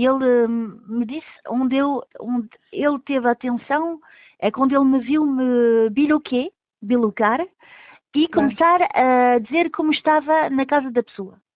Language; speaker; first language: Portuguese; early bilingual, heritage; Portuguese